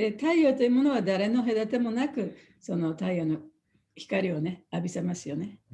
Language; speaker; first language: Japanese; native; Japanese